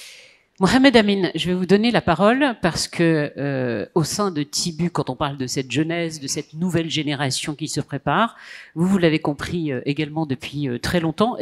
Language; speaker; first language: French; non-native, local second language; Arabic